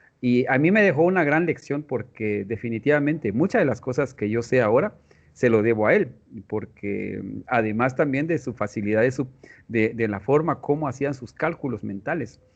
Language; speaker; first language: Spanish; non-native, local second language; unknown